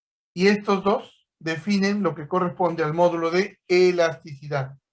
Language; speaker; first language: Spanish; native; Spanish